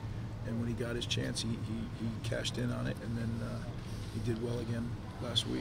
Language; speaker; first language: English; native; English